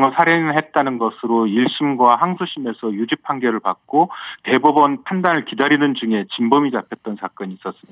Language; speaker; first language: Korean; native; Korean